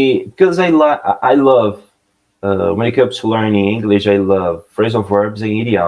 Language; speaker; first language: English; non-native, learner; Portuguese